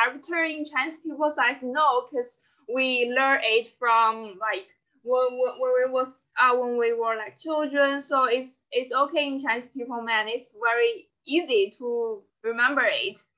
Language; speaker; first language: English; non-native, fluent; Chinese